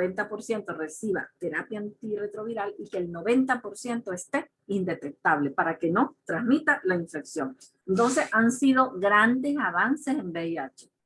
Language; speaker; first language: Spanish; native; Spanish